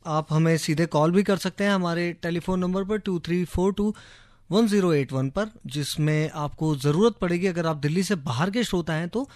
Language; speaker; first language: Hindi; native; Hindi